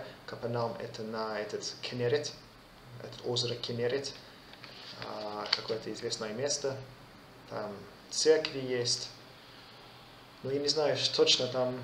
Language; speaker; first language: Russian; non-native, fluent; English